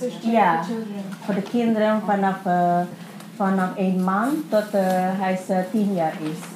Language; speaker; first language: Dutch; non-native, learner; Indonesian